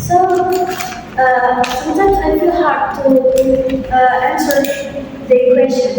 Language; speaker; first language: English; non-native, learner; Indonesian